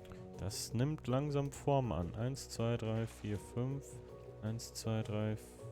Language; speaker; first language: German; native; German